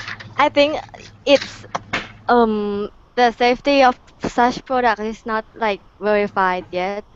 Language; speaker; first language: English; non-native, fluent; Thai